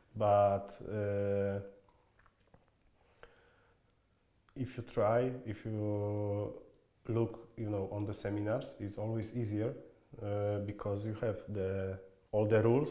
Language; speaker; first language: English; non-native, fluent; Polish